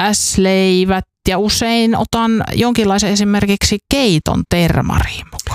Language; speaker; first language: Finnish; native; Finnish